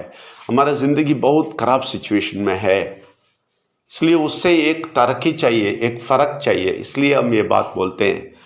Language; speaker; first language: Hindi; non-native, local second language; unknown